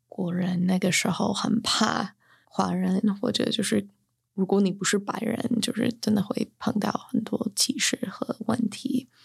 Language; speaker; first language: Chinese; non-native, fluent; English